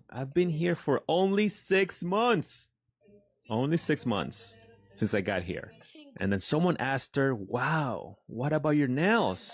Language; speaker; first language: English; native; English